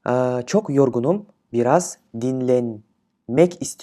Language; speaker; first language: Turkish; non-native, fluent; Kyrgyz